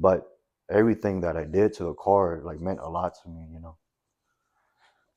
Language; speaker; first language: English; native; English